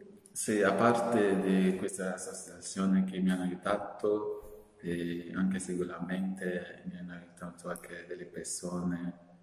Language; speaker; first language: Italian; non-native, learner; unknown